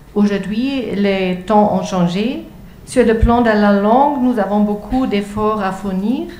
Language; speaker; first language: French; non-native, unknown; German